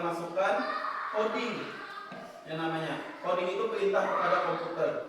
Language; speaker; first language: Indonesian; native; Indonesian